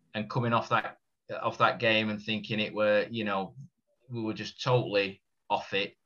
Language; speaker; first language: English; native; English